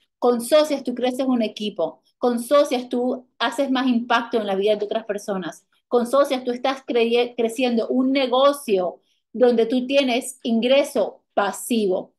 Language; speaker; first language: Spanish; native; Spanish